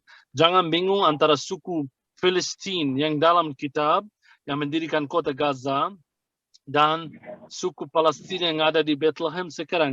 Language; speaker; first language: Indonesian; non-native, fluent; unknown